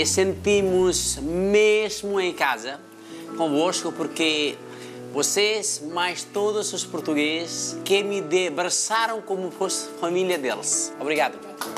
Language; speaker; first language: Portuguese; non-native, fluent; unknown